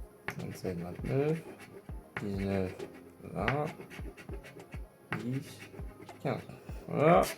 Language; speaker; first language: French; native; French